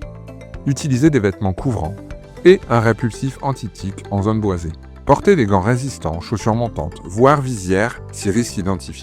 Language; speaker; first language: French; native; French